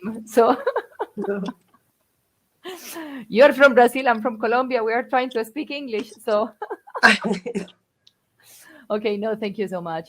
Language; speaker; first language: English; non-native, fluent; Spanish